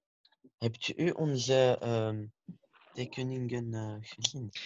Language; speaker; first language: Dutch; non-native, learner; French